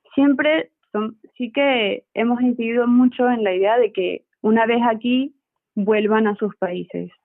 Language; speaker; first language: Spanish; native; Spanish